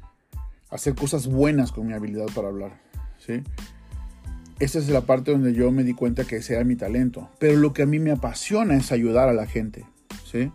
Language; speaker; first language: Spanish; native; Spanish